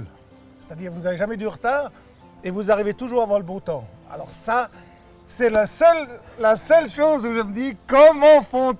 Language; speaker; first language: French; native; French